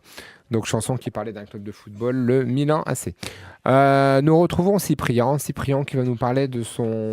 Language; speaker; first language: French; native; French